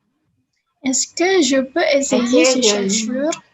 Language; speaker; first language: French; non-native, learner; Indonesian